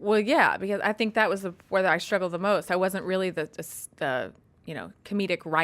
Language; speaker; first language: English; native; English